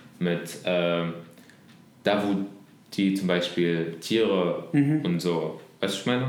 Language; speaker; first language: German; non-native, learner; Arabic